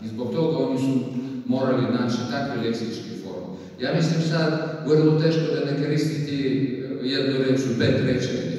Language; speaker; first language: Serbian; non-native, fluent; Russian